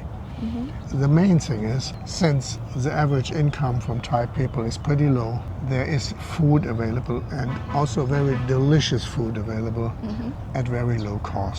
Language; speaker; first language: English; non-native, fluent; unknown